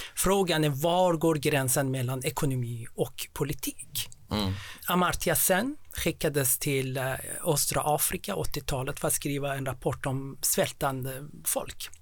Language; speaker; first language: Swedish; non-native, fluent; Persian